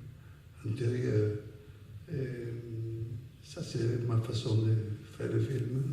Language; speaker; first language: French; non-native, fluent; Italian